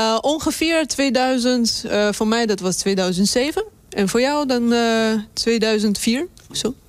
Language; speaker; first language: Dutch; non-native, fluent; Russian